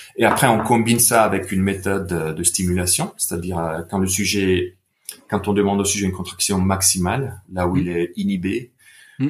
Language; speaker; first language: French; non-native, fluent; Italian